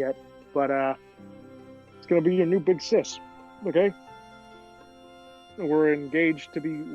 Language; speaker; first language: English; native; English